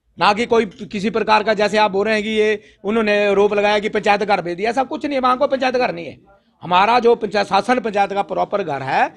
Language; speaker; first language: Hindi; native; Hindi